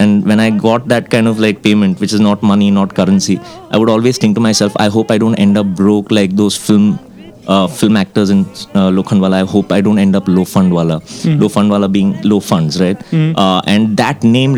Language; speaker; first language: English; non-native, local second language; Hindi